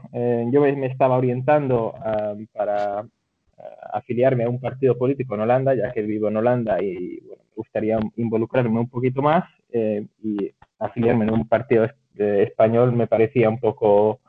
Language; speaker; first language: Spanish; early bilingual, other home language; Catalan